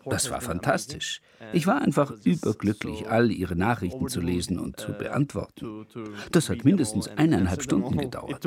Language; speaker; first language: German; non-native, fluent; Turkish